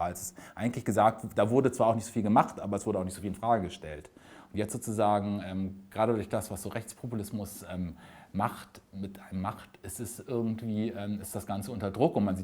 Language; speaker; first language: German; native; German